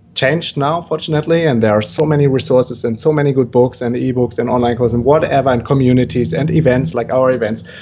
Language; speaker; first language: English; non-native, fluent; German